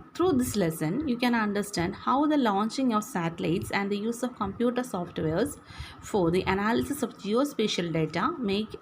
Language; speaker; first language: English; non-native, local second language; Malayalam